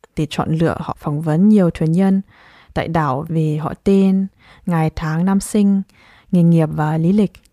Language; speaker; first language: Vietnamese; early bilingual, heritage; Vietnamese